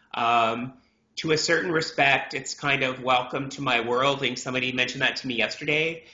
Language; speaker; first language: English; native; English